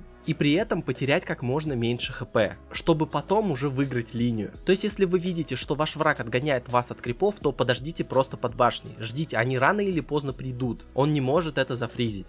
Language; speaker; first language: Russian; native; Russian